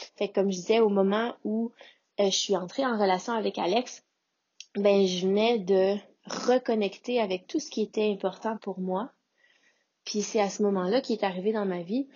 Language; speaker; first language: French; native; French